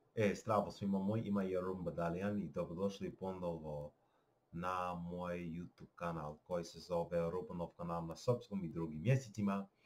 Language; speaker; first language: Serbian; non-native, learner; Russian